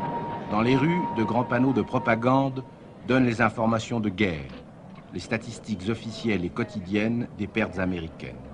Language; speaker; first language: French; native; French